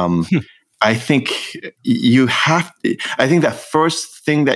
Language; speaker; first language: English; native; English